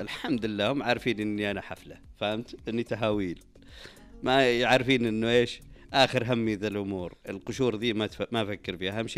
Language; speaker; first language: Arabic; native; Arabic